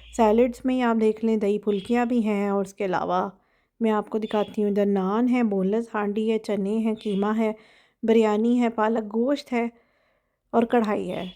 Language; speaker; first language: Urdu; native; Urdu